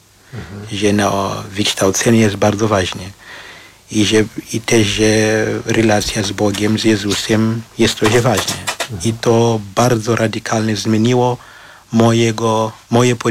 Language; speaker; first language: Polish; non-native, fluent; Shona